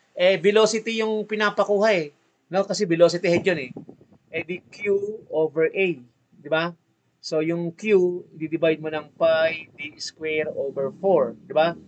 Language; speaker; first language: Filipino; native; Filipino